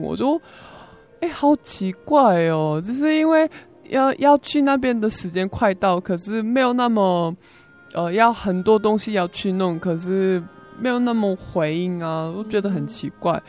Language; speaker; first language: Chinese; non-native, learner; Korean